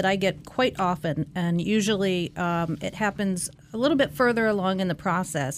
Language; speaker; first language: English; native; English